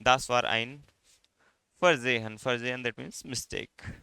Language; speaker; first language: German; non-native, fluent; Hindi